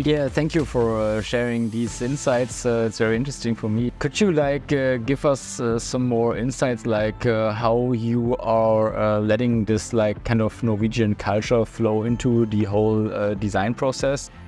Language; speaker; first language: English; non-native, fluent; German